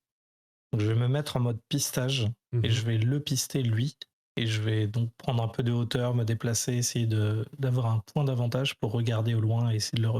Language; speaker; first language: French; native; French